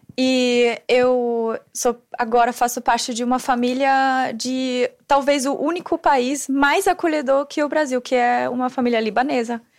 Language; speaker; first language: Portuguese; non-native, fluent; German